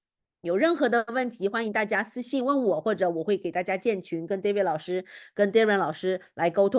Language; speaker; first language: Chinese; native; Chinese